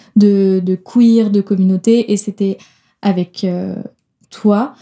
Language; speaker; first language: French; non-native, fluent; Danish